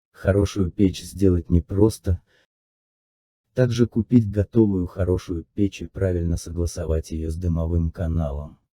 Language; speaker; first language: Russian; native; Russian